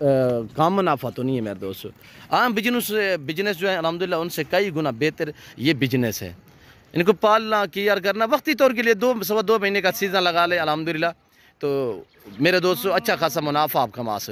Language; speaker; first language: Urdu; non-native, local second language; Saraiki